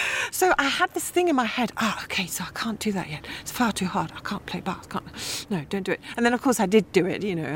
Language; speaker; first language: English; early bilingual, other home language; German